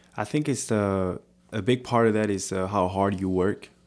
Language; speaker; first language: English; non-native, fluent; French